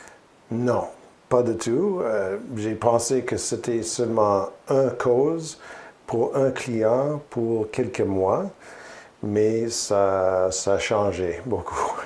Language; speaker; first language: French; non-native, learner; English